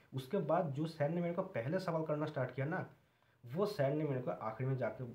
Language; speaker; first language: Hindi; non-native, local second language; Bangla